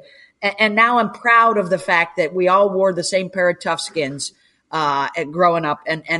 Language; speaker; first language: English; native; English